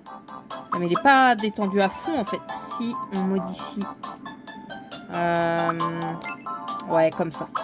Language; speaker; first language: French; native; French